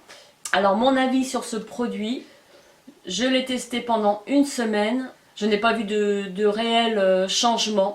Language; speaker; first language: French; native; French